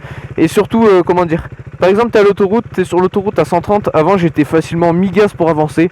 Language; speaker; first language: French; native; French